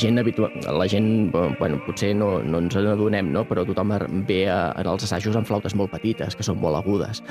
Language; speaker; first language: Catalan; native; Catalan